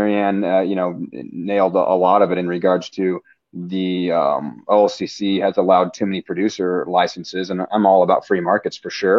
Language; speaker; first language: English; native; English